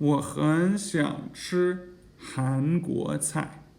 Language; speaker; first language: Chinese; non-native, fluent; English